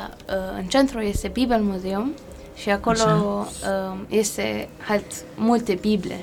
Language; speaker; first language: Romanian; early bilingual, heritage; Romanian